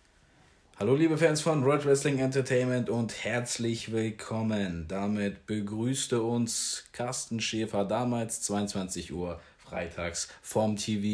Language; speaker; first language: German; native; German